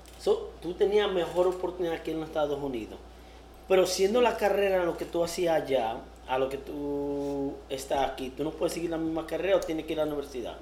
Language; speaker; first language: Spanish; early bilingual, heritage; Spanish